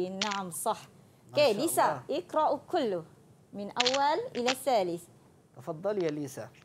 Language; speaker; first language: Arabic; non-native, fluent; Malay